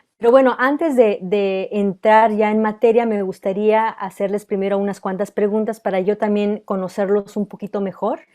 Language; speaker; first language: Spanish; early bilingual, heritage; Spanish